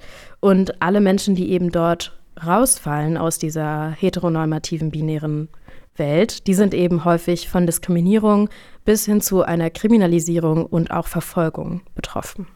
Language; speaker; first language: German; native; German